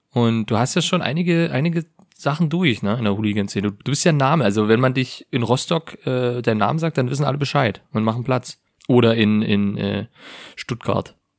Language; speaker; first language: German; native; German